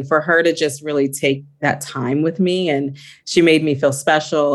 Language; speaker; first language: English; native; English